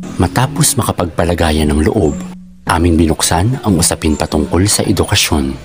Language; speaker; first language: Filipino; native; Filipino